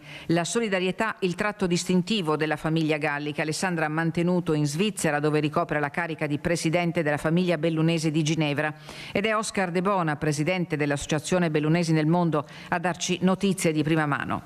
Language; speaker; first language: Italian; native; Italian